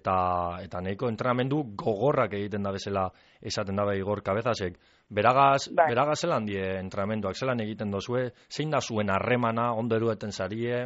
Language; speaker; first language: Basque; native; Basque